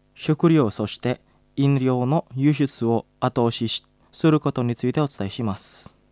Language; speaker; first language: Japanese; non-native, fluent; Indonesian